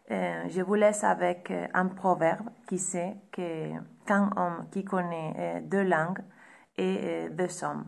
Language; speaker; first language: French; non-native, fluent; Spanish